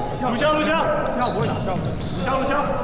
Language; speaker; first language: Chinese; native; Chinese